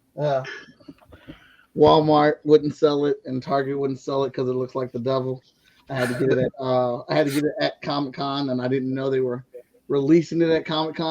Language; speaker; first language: English; native; English